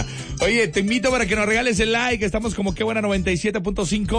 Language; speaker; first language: Spanish; native; Spanish